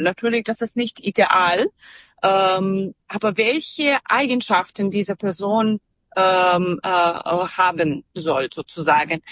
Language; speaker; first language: German; non-native, fluent; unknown